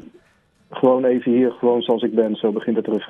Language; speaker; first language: Dutch; native; Dutch